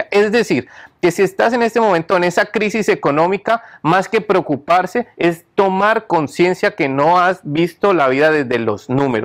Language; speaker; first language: Spanish; native; Spanish